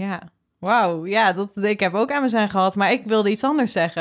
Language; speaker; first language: Dutch; native; Dutch